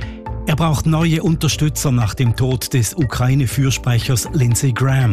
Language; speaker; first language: German; native; German